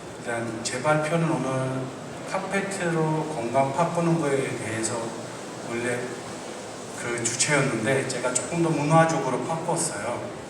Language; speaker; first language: Korean; non-native, fluent; Turkish